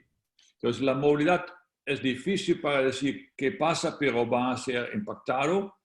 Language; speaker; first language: Spanish; non-native, fluent; Dutch